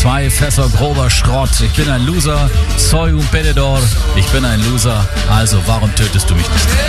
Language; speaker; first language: German; native; German